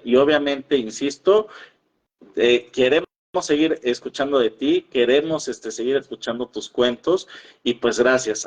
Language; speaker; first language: Spanish; native; Spanish